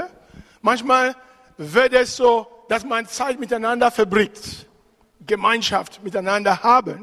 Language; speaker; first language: German; non-native, fluent; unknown